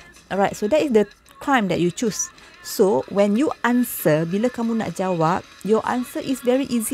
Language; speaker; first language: English; non-native, local second language; Malay